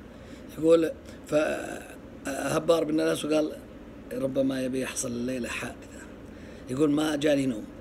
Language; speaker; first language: Arabic; native; Arabic